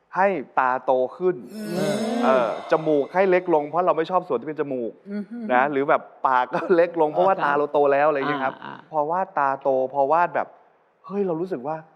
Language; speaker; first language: Thai; native; Thai